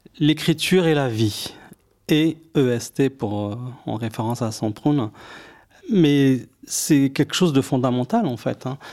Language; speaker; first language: French; early bilingual, other home language; Arabic